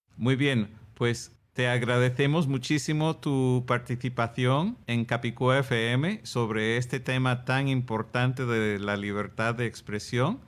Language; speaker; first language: Spanish; non-native, fluent; English